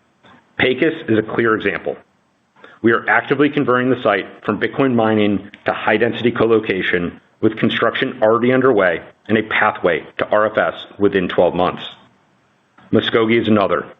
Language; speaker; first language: English; native; English